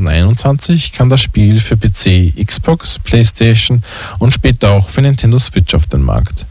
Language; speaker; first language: German; native; German